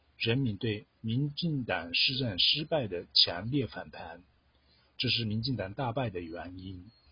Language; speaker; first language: Chinese; non-native, fluent; Japanese